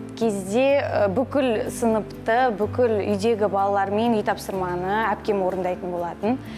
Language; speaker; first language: Kazakh; non-native, local second language; Russian